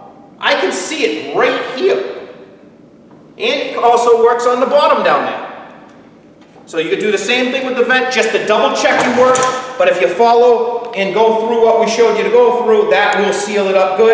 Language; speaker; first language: English; native; English